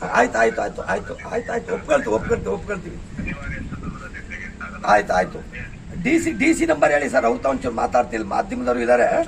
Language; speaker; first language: Kannada; native; Kannada